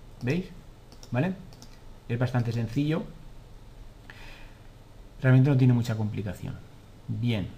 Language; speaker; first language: Spanish; native; Spanish